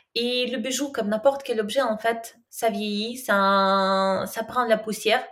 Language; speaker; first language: French; non-native, fluent; Russian